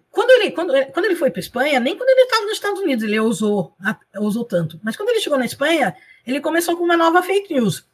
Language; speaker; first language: Portuguese; early bilingual, other home language; Spanish